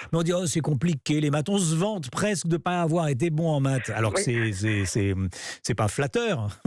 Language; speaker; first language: French; native; French